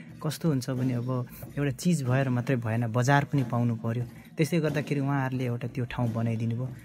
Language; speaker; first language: Nepali; non-native, local second language; Limbu